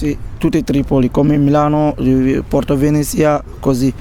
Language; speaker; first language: Italian; non-native, learner; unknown